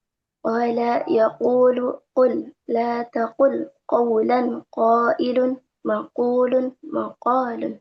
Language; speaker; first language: Arabic; non-native, learner; Indonesian